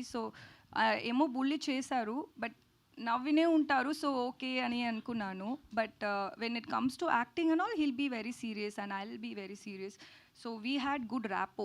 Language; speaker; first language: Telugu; non-native, learner; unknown